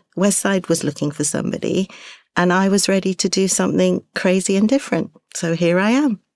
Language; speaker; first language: English; early bilingual, other home language; Hindi